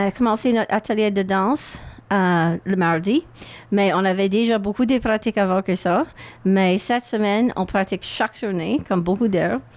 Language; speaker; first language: French; non-native, local second language; English